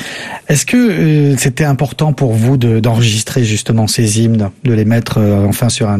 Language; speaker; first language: French; native; French